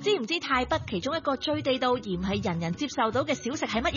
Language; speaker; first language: Cantonese; native; Cantonese